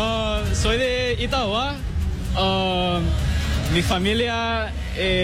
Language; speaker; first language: Portuguese; non-native, learner; Spanish